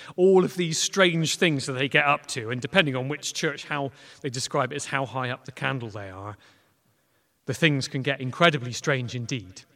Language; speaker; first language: English; native; English